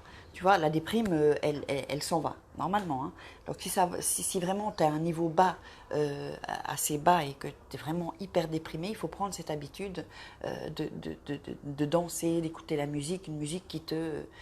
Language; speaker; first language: French; native; French